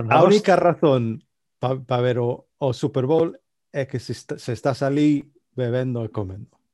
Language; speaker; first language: Galician; native; Galician